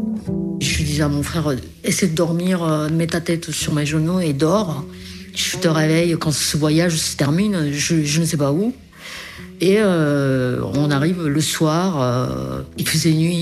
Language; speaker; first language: French; early bilingual, other home language; Korean